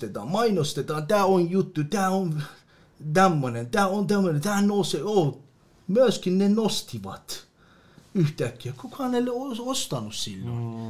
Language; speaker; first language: Finnish; non-native, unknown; Persian